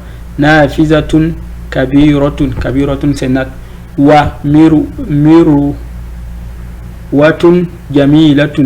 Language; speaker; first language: Arabic; non-native, fluent; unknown